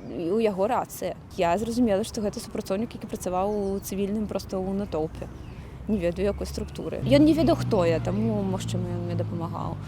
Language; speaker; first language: Belarusian; native; Belarusian